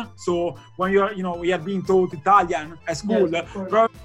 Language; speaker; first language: English; non-native, fluent; Italian